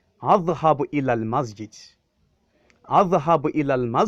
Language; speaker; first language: Arabic; non-native, fluent; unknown